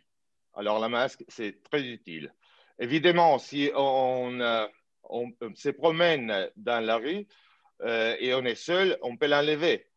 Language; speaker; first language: French; non-native, fluent; Italian